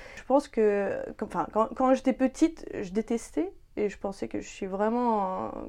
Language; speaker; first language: French; non-native, fluent; Ukrainian